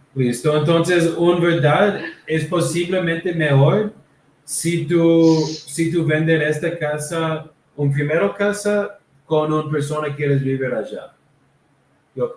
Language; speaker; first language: Spanish; non-native, learner; English